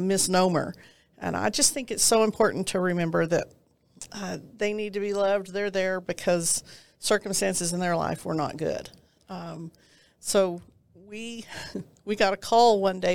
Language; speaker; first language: English; native; English